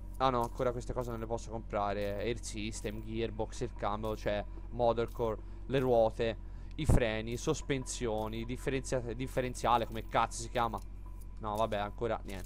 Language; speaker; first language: Italian; native; Italian